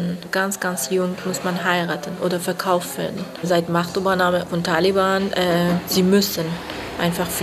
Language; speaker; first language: German; non-native, fluent; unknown